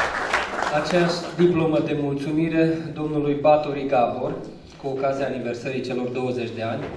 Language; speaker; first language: Romanian; native; Romanian